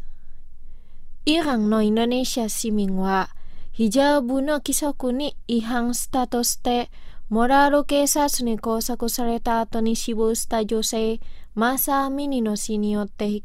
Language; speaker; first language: Japanese; non-native, fluent; Indonesian